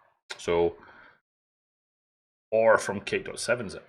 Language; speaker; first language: English; native; English